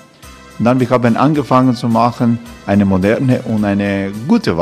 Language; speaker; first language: German; non-native, learner; Croatian